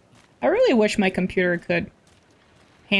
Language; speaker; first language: English; native; English